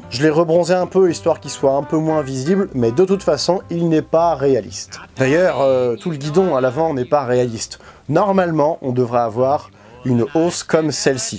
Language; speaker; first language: French; native; French